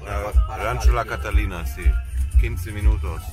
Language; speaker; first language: Spanish; non-native, learner; German